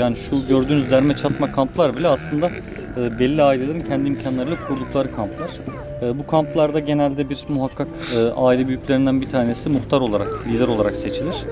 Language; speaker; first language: Turkish; native; Turkish